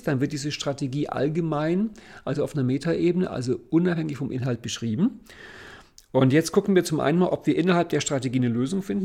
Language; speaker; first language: German; native; German